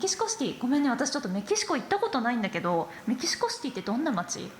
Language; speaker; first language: Japanese; native; Japanese